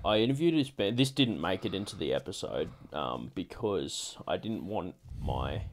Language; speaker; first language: English; native; English